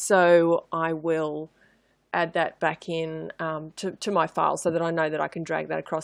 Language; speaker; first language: English; native; English